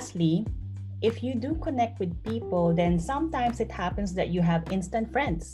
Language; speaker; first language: English; non-native, local second language; Filipino